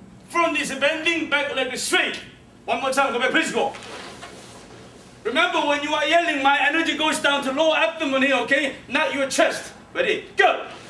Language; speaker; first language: English; non-native, fluent; Korean